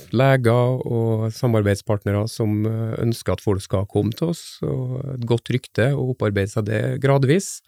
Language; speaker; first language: Norwegian; native; Norwegian